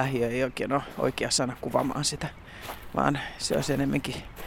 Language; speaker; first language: Finnish; early bilingual, heritage; Finnish